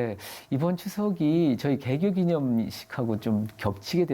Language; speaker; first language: Korean; native; Korean